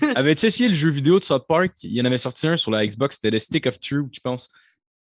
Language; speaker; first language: French; native; French